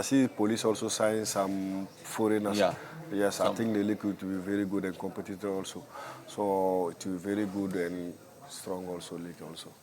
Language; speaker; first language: English; non-native, learner; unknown